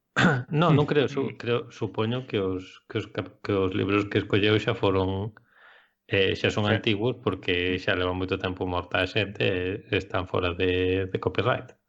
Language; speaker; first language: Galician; non-native, local second language; Spanish